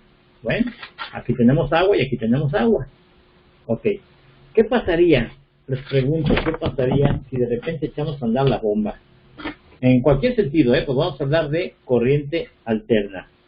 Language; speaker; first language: Spanish; native; Spanish